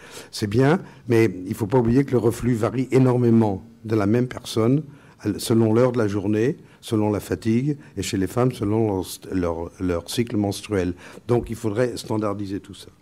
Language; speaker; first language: French; native; French